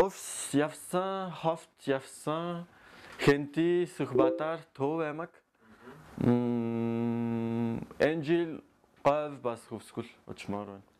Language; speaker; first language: Mongolian; non-native, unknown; French